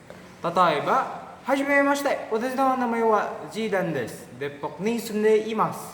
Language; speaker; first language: Japanese; non-native, learner; Indonesian